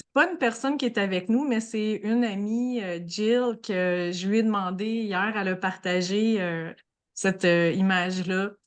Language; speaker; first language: French; native; French